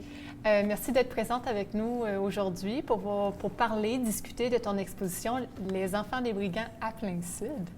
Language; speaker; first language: French; native; French